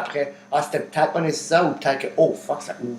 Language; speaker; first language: French; native; French